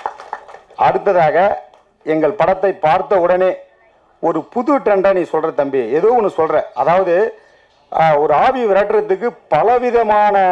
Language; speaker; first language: Tamil; native; Tamil